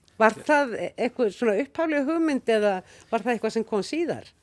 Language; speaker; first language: Icelandic; native; Icelandic